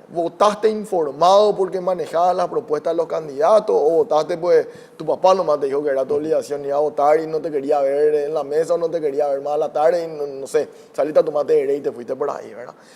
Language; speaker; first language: Spanish; native; Spanish